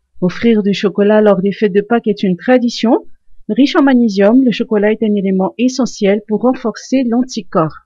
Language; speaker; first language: French; non-native, local second language; Malagasy